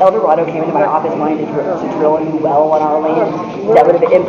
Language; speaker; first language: English; native; English